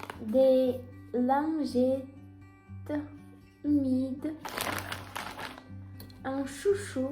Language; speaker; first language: French; non-native, learner; Russian